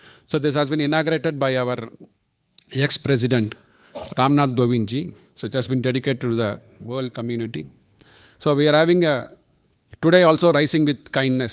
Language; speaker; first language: English; non-native, local second language; Tamil